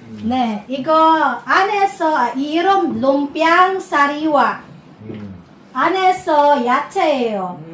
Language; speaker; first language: Korean; non-native, learner; Filipino